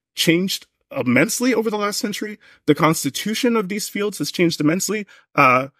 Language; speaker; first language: English; native; English